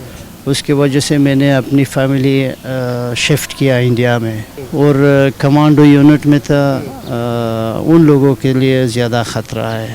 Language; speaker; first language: Hindi; non-native, learner; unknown